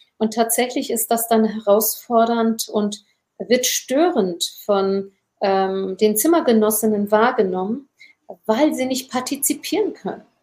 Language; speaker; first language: German; early bilingual, other home language; Turkish